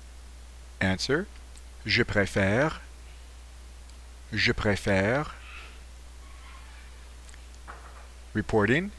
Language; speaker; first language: French; non-native, fluent; English